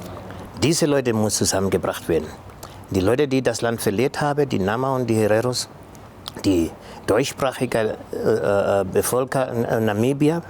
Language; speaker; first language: German; non-native, local second language; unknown